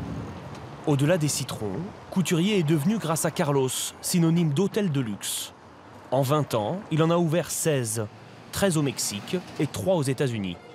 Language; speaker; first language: French; native; French